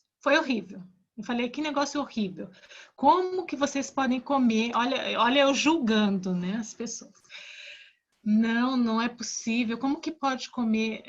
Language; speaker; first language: Portuguese; native; Portuguese